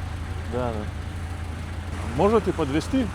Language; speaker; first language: Russian; non-native, learner; Lithuanian